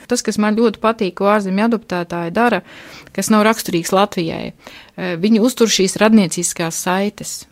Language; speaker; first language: Latvian; native; Latvian